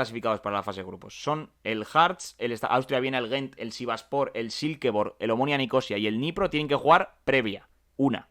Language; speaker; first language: Spanish; native; Spanish